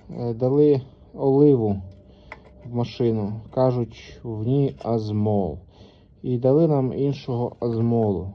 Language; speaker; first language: Ukrainian; native; Ukrainian